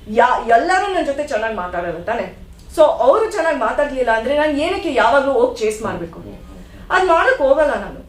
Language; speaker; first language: Kannada; non-native, learner; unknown